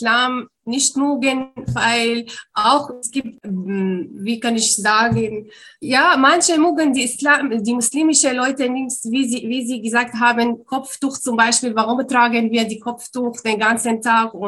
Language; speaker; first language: German; non-native, learner; Arabic